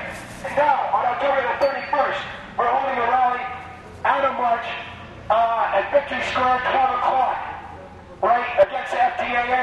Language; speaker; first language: English; native; English